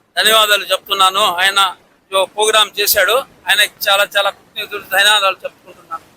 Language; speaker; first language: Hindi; non-native, local second language; Urdu